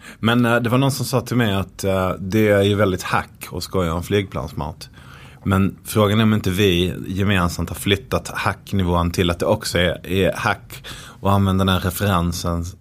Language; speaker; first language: Swedish; native; Swedish